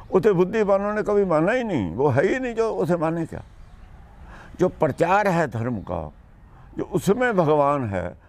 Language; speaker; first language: Hindi; non-native, local second language; Punjabi